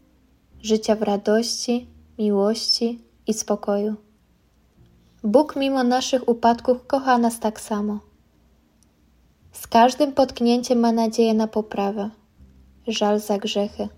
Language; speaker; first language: Polish; native; Polish